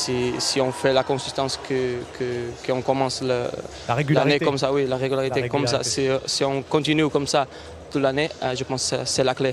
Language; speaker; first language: French; non-native, learner; Portuguese